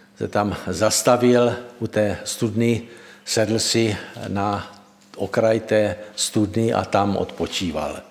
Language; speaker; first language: Czech; native; Czech